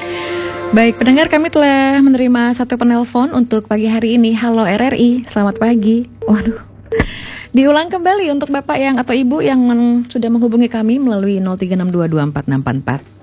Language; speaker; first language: Indonesian; native; Indonesian